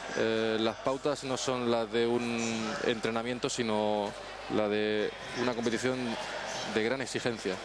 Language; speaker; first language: Spanish; native; Spanish